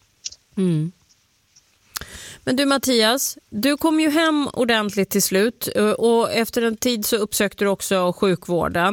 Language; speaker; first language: Swedish; native; Swedish